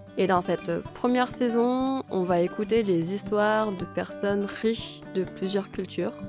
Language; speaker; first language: French; native; French